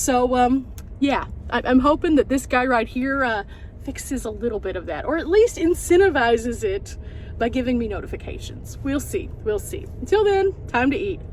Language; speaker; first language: English; native; English